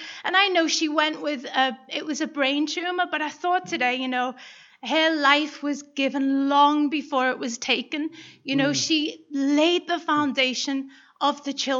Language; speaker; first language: English; native; English